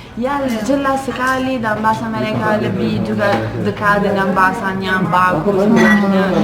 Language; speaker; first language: Indonesian; non-native, fluent; German